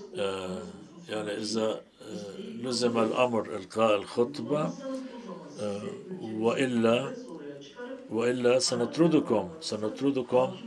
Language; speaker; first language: Arabic; non-native, fluent; Turkish